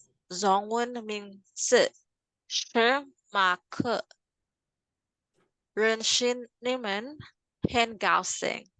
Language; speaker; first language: Chinese; non-native, learner; Filipino